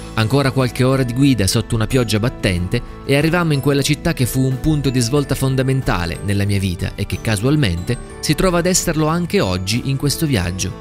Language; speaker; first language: Italian; native; Italian